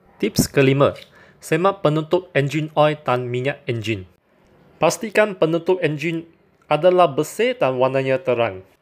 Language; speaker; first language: Malay; non-native, local second language; Chinese